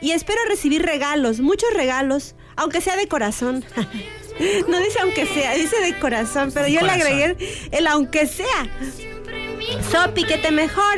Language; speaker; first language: Spanish; native; Spanish